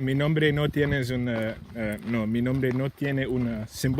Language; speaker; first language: Spanish; non-native, learner; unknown